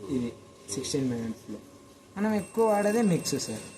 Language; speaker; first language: Telugu; non-native, local second language; Kannada